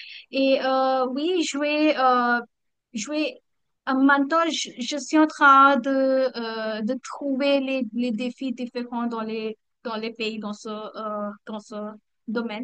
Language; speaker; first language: French; non-native, learner; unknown